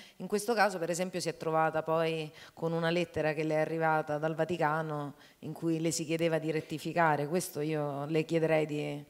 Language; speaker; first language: Italian; native; Italian